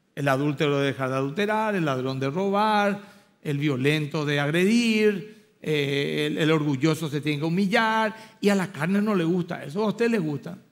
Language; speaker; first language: Spanish; native; Spanish